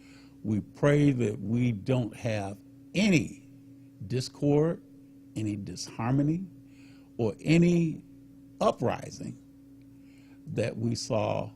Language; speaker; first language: English; native; English